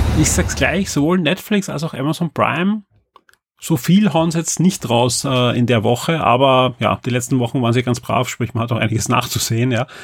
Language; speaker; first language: German; native; German